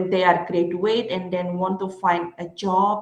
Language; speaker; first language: English; non-native, learner; Indonesian